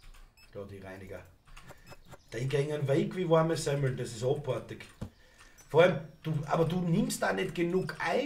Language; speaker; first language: German; native; German